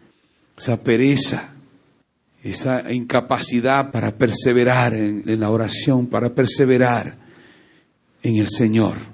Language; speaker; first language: Spanish; native; Spanish